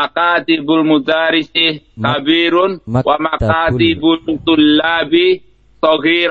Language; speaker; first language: Arabic; non-native, learner; Indonesian